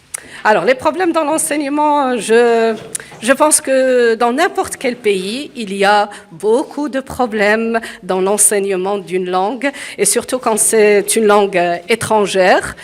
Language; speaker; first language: French; early bilingual, other home language; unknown